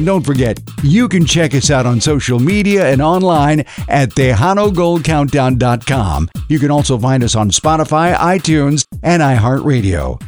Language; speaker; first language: English; early bilingual, other home language; Spanish